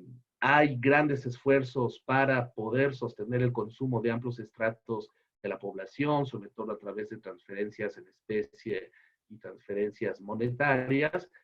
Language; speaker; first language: Spanish; native; Spanish